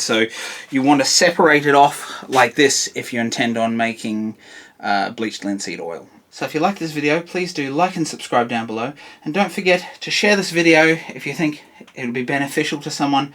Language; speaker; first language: English; native; English